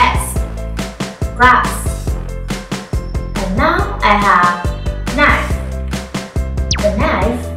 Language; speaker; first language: English; non-native, learner; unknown